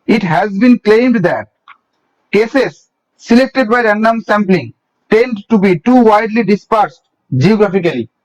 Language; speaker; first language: English; non-native, local second language; Bangla